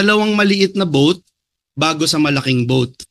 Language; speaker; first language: Filipino; native; Filipino